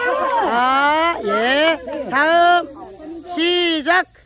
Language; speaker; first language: Korean; native; Korean